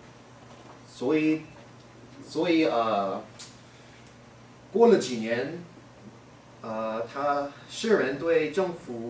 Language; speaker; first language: Chinese; non-native, learner; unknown